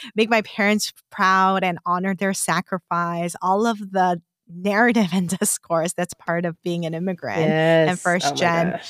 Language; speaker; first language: English; non-native, fluent; Korean